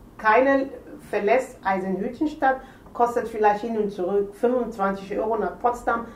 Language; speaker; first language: German; non-native, fluent; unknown